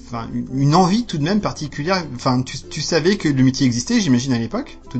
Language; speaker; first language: French; native; French